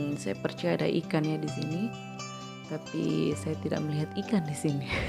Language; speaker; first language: Indonesian; native; Indonesian